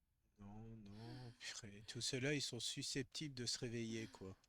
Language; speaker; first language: French; native; French